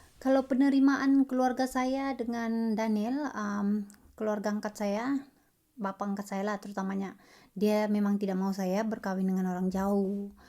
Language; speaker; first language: Malay; native; Malay